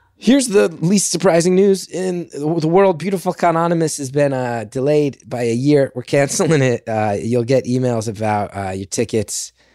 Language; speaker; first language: English; native; English